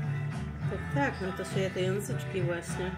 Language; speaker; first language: Polish; native; Polish